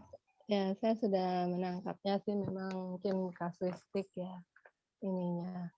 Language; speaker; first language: Indonesian; native; Indonesian